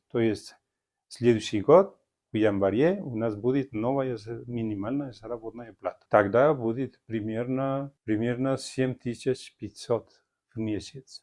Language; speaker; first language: Russian; non-native, fluent; Spanish